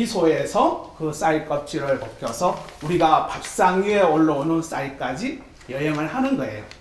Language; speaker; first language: Korean; native; Korean